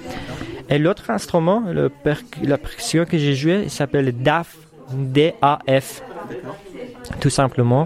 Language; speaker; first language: French; non-native, fluent; Persian